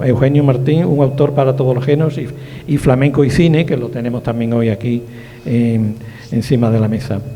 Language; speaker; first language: Spanish; native; Spanish